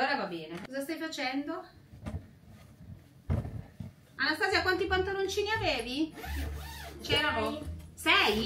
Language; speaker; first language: Italian; native; Italian